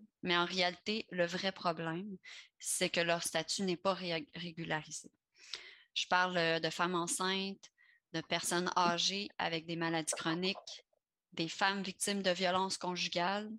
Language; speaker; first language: French; native; French